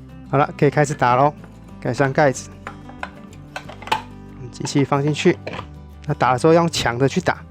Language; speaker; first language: Chinese; native; Chinese